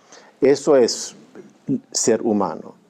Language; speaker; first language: Spanish; non-native, fluent; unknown